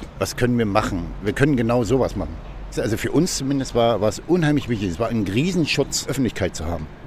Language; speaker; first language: German; native; German